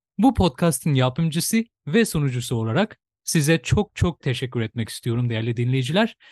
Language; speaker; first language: Turkish; non-native, fluent; Bangla